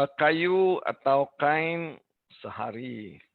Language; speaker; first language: Indonesian; non-native, learner; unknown